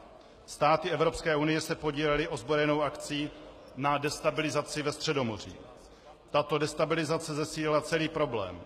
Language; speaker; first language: Czech; native; Czech